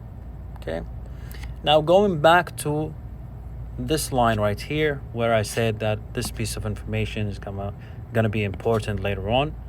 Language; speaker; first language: English; non-native, fluent; Arabic